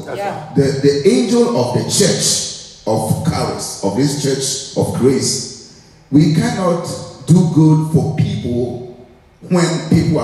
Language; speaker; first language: English; non-native, local second language; Akan